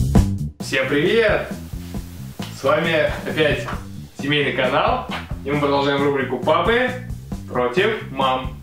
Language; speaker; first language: Russian; native; Russian